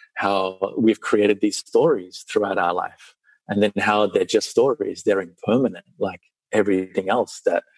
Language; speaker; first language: English; early bilingual, other home language; Sinhala